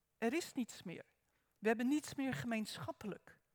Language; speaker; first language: Dutch; native; Dutch